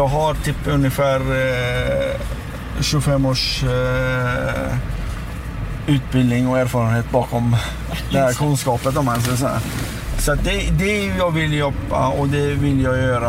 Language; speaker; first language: Swedish; early bilingual, other home language; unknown